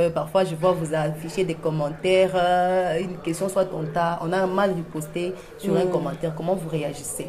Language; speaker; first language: French; non-native, local second language; Luba-Lulua